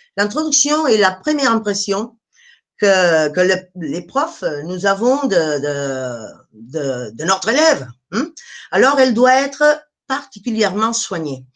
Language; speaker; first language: French; non-native, fluent; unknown